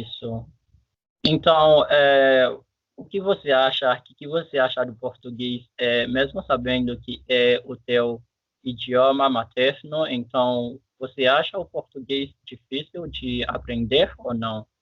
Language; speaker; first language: Portuguese; non-native, fluent; French